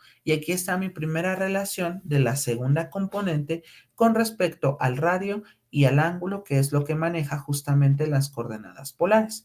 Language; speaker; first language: Spanish; native; Spanish